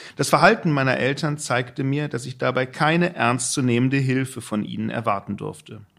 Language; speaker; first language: German; native; German